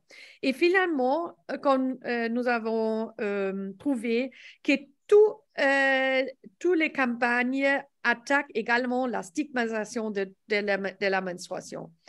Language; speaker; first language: French; non-native, learner; English